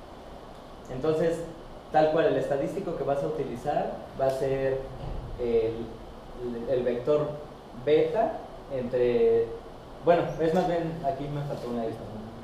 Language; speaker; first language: Spanish; native; Spanish